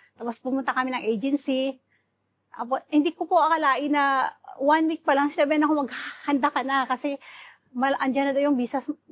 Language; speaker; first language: Filipino; non-native, local second language; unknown